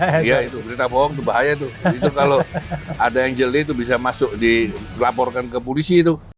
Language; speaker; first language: Indonesian; native; Indonesian